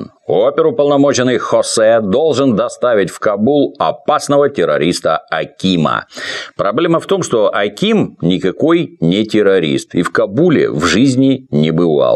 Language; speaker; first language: Russian; native; Russian